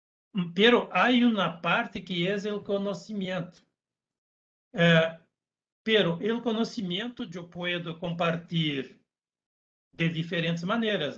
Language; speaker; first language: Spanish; non-native, learner; Portuguese